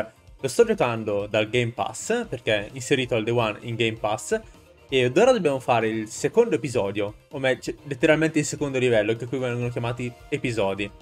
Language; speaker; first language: Italian; native; Italian